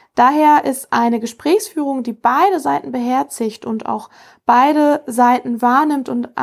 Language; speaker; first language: German; native; German